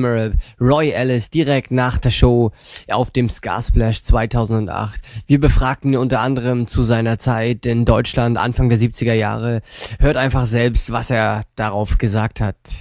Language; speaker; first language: German; native; German